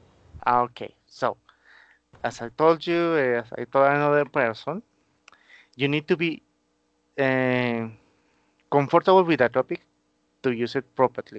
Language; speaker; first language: English; non-native, fluent; Spanish